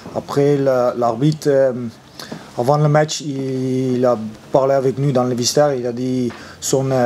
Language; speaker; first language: French; non-native, fluent; Afrikaans